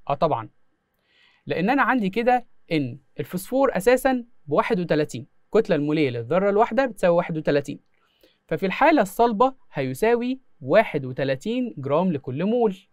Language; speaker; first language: Arabic; native; Arabic